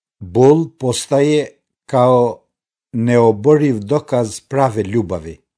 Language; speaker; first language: Croatian; non-native, fluent; Albanian